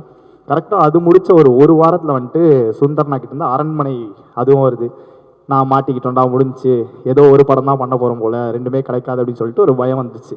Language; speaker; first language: Tamil; native; Tamil